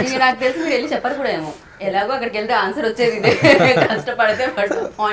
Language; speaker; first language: Telugu; native; Telugu